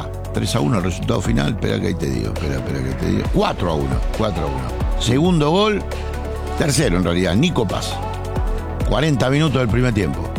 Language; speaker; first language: Spanish; native; Spanish